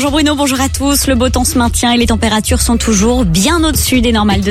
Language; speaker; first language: French; native; French